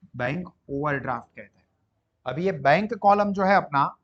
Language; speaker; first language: Hindi; non-native, local second language; Gujarati